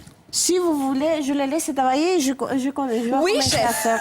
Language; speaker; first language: French; non-native, learner; Spanish